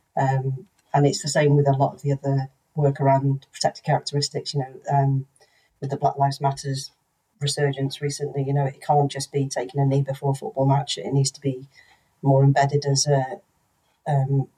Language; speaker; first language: English; native; English